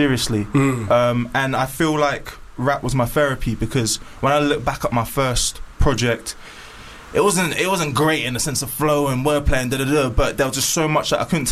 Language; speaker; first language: English; native; English